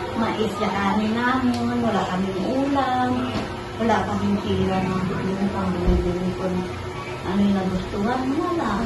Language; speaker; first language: Filipino; non-native, local second language; Hiligaynon